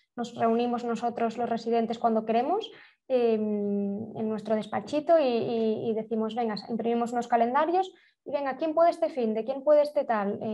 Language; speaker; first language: Spanish; native; Spanish